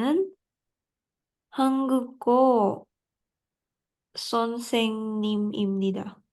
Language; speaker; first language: Korean; non-native, learner; Indonesian